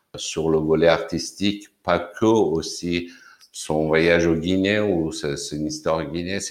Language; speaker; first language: French; non-native, fluent; Persian